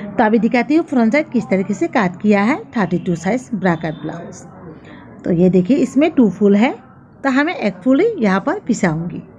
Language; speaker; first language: Hindi; non-native, local second language; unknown